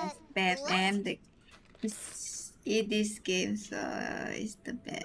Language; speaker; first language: English; non-native, learner; Vietnamese